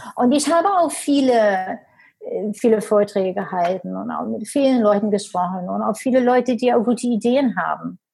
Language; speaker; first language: German; non-native, fluent; English